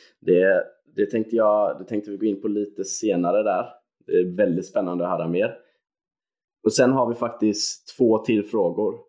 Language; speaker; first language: Swedish; native; Swedish